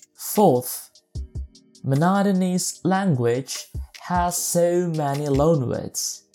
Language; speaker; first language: English; non-native, fluent; Indonesian